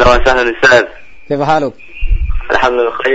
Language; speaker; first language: Arabic; non-native, learner; Indonesian